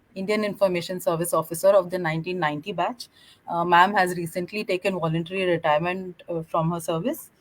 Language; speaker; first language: English; non-native, local second language; Marathi